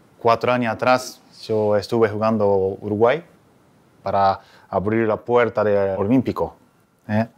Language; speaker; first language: Spanish; non-native, learner; Japanese